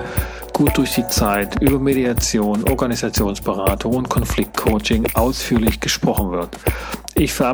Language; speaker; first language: German; native; German